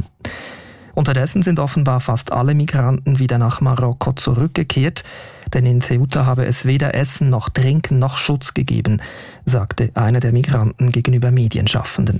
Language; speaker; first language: German; native; German